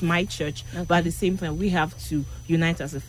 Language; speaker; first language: English; non-native, local second language; Igbo